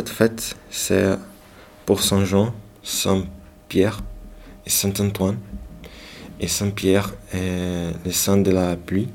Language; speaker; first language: French; non-native, learner; Portuguese